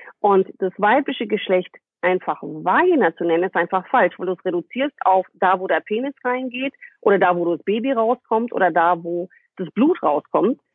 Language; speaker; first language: German; non-native, fluent; English